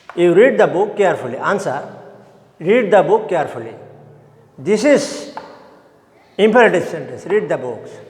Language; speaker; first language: English; non-native, local second language; Bangla